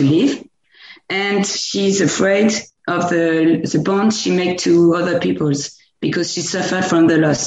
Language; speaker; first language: English; non-native, fluent; French